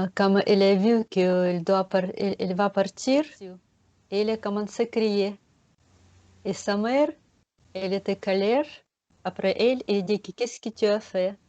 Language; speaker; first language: French; non-native, fluent; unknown